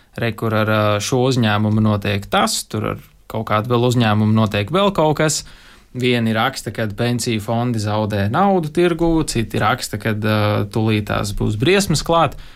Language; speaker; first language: Latvian; native; Latvian